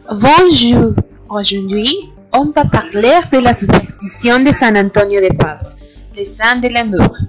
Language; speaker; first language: French; non-native, learner; Spanish